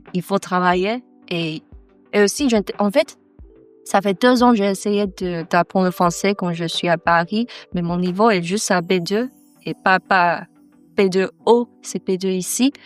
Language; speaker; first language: French; non-native, learner; Chinese